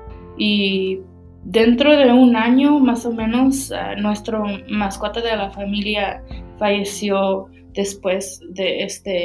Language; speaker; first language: Spanish; early bilingual, heritage; Spanish